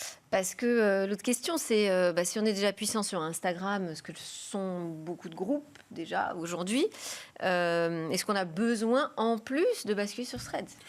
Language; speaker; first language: French; native; French